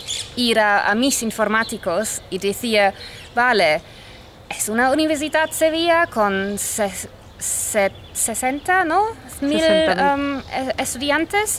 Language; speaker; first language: Spanish; non-native, fluent; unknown